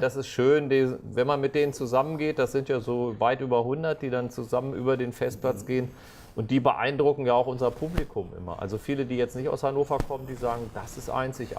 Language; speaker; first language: German; native; German